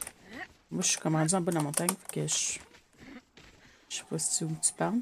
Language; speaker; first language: French; native; French